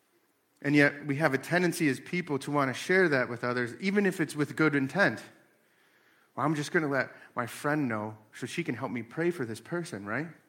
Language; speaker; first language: English; native; English